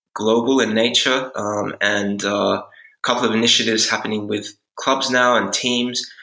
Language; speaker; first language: English; native; English